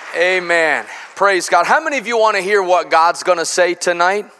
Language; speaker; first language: English; native; English